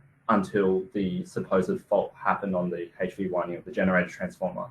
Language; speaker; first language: English; native; English